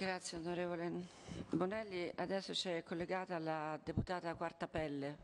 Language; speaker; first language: Italian; native; Italian